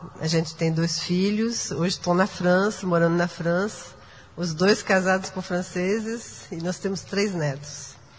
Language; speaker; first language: Portuguese; non-native, fluent; French